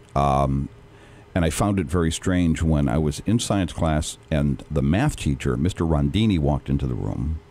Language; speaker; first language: English; native; English